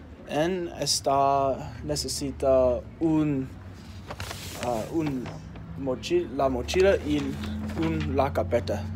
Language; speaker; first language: Spanish; non-native, learner; English